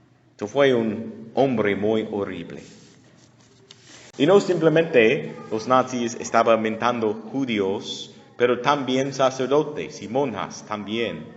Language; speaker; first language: Spanish; non-native, learner; English